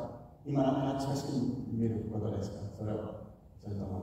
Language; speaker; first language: Japanese; non-native, fluent; Finnish